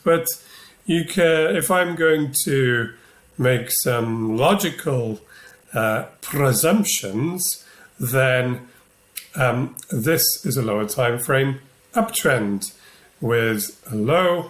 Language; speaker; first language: English; native; English